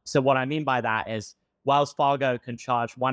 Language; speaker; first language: English; native; English